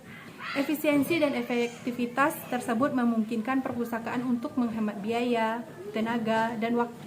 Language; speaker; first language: Indonesian; native; Indonesian